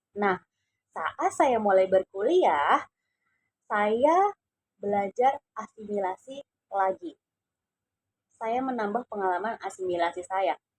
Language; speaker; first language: Indonesian; non-native, local second language; Javanese